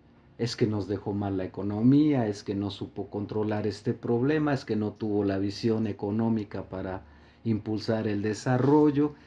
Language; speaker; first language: Spanish; native; Spanish